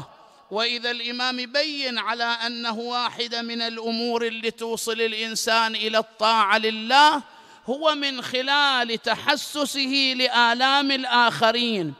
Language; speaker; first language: Arabic; native; Arabic